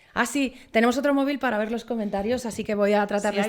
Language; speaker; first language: Spanish; native; Spanish